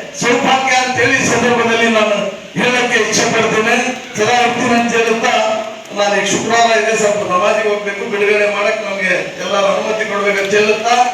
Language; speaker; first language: Kannada; native; Kannada